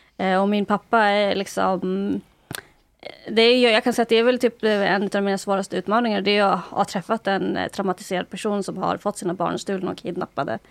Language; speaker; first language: Swedish; early bilingual, other home language; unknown